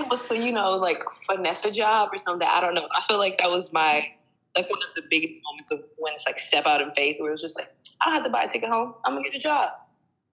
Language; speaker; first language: English; native; English